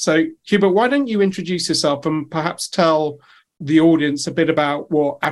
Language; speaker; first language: English; native; English